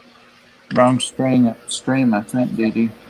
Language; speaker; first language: English; native; English